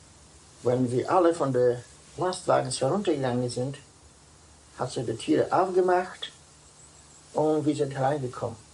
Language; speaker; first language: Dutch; non-native, learner; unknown